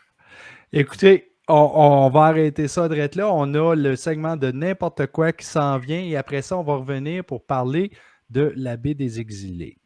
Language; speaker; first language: French; native; French